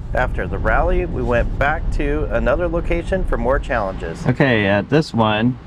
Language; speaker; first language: English; native; English